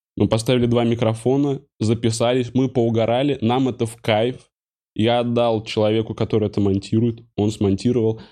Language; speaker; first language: Russian; native; Russian